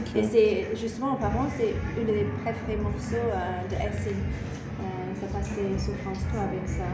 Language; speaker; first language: French; non-native, fluent; English